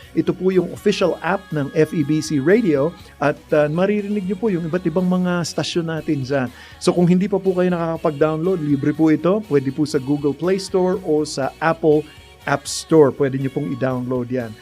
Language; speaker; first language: Filipino; native; Filipino